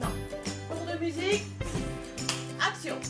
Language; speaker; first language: French; native; French